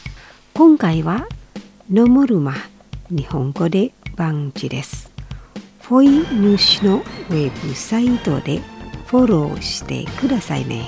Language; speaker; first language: Japanese; non-native, fluent; Indonesian